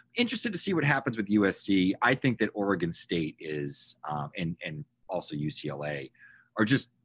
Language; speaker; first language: English; native; English